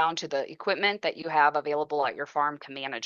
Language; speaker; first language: English; native; English